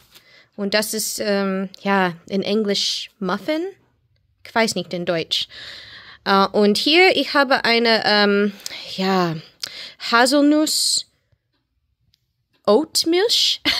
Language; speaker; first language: German; non-native, learner; English